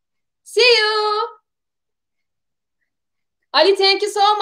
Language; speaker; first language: English; non-native, fluent; Turkish